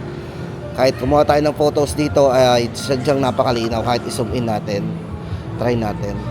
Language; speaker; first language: Filipino; native; Filipino